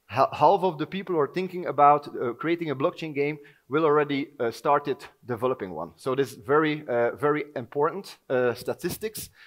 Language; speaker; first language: English; non-native, fluent; Dutch